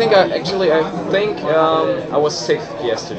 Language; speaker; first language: English; non-native, fluent; German